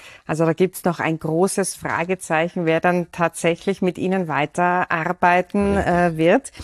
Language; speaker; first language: German; native; German